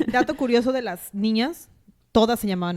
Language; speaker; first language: Spanish; native; Spanish